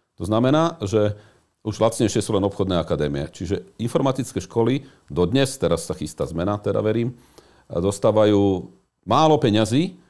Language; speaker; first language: Slovak; native; Slovak